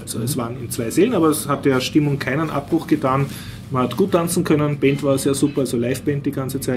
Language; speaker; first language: German; native; German